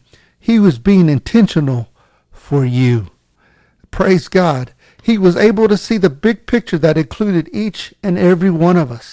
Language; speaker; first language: English; native; English